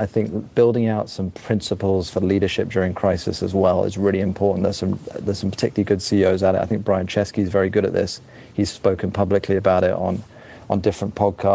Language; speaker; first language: English; native; English